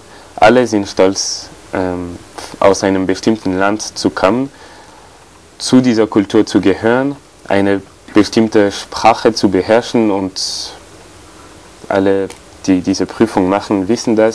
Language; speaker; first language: German; non-native, fluent; French